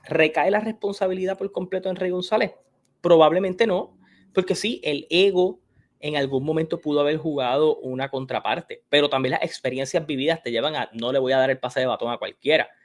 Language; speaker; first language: Spanish; native; Spanish